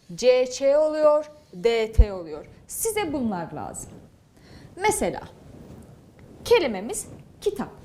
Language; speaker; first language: Turkish; native; Turkish